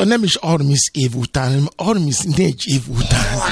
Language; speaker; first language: Hungarian; non-native, learner; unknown